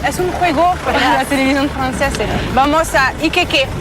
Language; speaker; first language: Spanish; non-native, learner; French